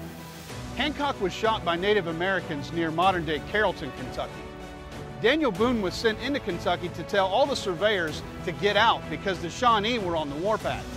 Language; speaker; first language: English; native; English